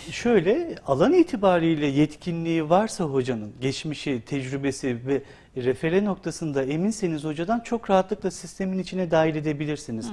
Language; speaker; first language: Turkish; native; Turkish